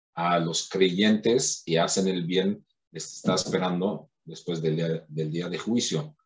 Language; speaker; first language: Spanish; non-native, fluent; Arabic